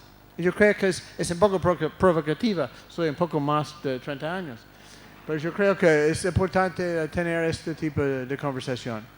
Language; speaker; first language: Spanish; non-native, fluent; English